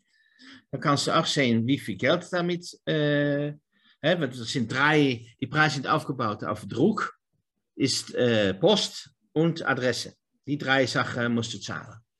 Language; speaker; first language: German; non-native, learner; Dutch